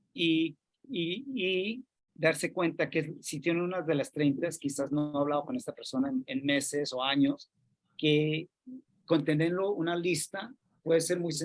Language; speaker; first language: Spanish; non-native, fluent; English